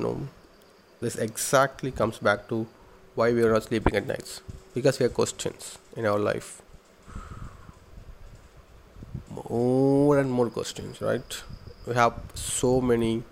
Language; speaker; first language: English; non-native, local second language; Tamil